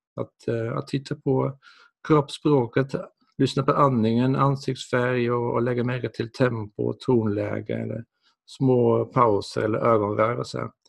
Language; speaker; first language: Swedish; non-native, fluent; Dutch